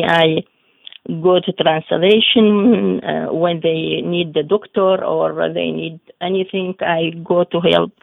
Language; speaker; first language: English; non-native, learner; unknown